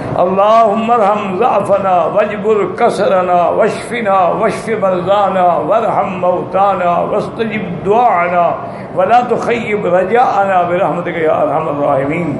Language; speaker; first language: Urdu; native; Urdu